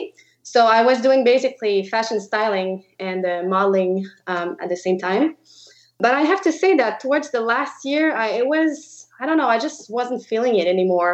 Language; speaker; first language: English; non-native, fluent; French